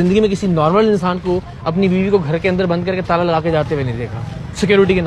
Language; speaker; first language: Urdu; native; Urdu